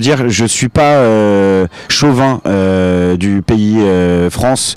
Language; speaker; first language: French; native; French